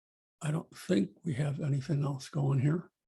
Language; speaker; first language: English; native; English